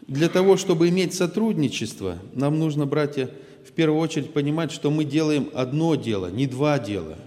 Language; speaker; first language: Russian; native; Russian